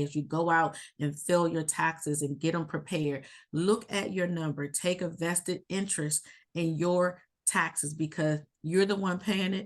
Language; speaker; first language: English; native; English